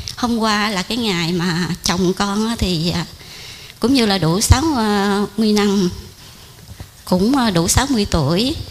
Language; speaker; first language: Vietnamese; non-native, local second language; Khmer